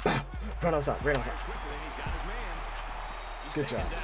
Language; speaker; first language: English; native; English